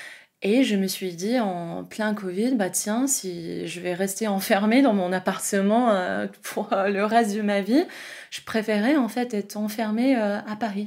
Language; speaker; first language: French; non-native, fluent; English